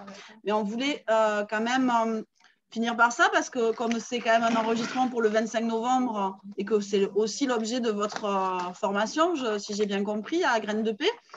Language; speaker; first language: French; native; French